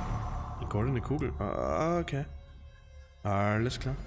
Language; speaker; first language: German; native; German